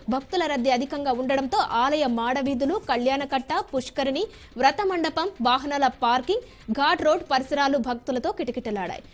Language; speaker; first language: Telugu; native; Telugu